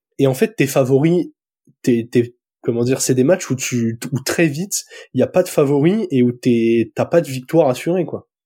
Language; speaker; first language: French; native; French